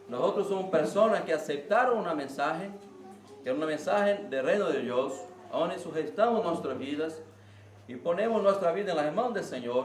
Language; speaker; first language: Spanish; non-native, learner; Portuguese